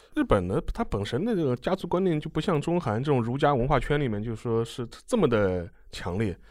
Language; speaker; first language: Chinese; native; Chinese